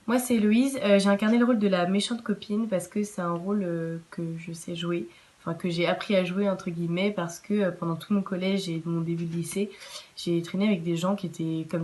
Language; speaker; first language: French; native; French